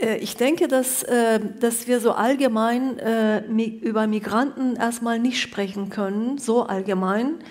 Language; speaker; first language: German; early bilingual, other home language; Turkish